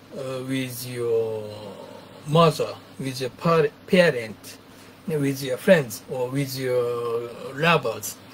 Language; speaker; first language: English; non-native, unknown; Japanese